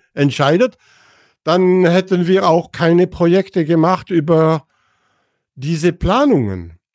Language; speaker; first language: German; non-native, fluent; French